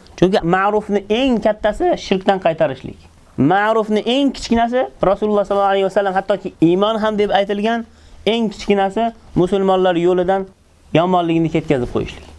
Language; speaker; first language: Uzbek; native; Uzbek